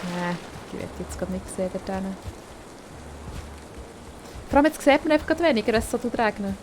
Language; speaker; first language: German; native; German